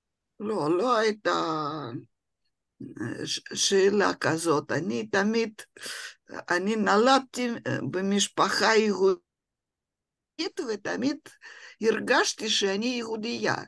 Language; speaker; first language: Hebrew; non-native, fluent; Russian